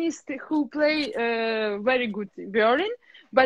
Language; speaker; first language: English; non-native, learner; Russian